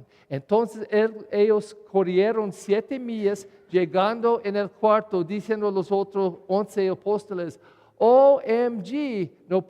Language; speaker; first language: Spanish; non-native, learner; English